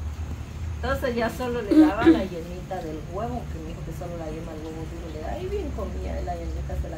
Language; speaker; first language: Spanish; native; Spanish